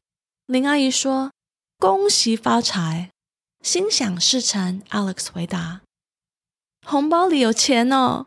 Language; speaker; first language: Chinese; early bilingual, heritage; Chinese